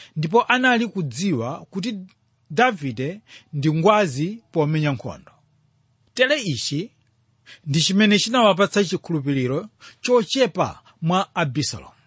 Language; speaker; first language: Nyanja; native; Nyanja